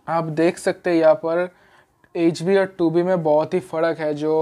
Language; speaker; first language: Hindi; non-native, local second language; Bangla